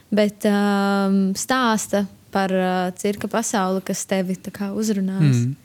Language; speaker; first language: Latvian; native; Latvian